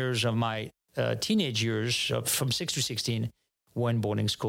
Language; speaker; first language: English; non-native, fluent; French